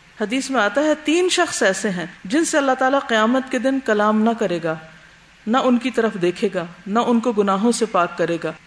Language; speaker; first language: Urdu; native; Urdu